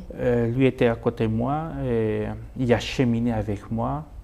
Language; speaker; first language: French; non-native, fluent; Spanish